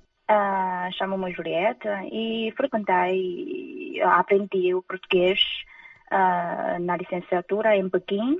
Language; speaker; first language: Portuguese; non-native, fluent; Chinese